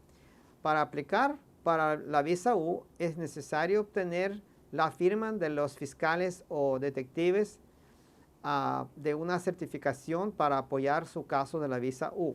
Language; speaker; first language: Spanish; non-native, fluent; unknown